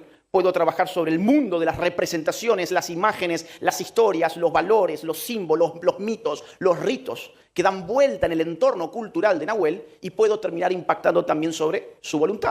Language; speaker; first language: Spanish; native; Spanish